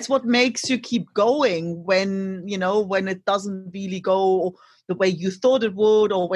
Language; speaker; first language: English; non-native, fluent; German